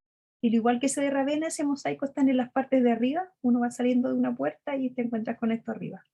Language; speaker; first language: Spanish; native; Spanish